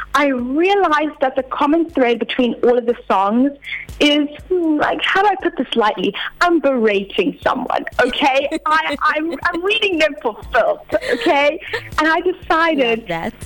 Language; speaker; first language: English; native; English